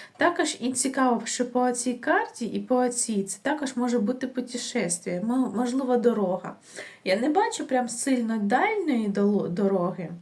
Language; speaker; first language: Ukrainian; non-native, local second language; Russian